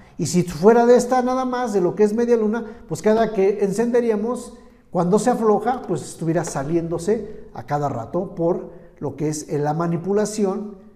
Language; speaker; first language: Spanish; native; Spanish